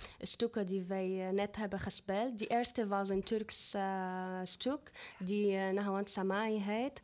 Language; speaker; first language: Dutch; non-native, fluent; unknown